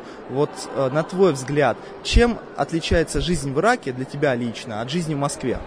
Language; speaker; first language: Russian; native; Russian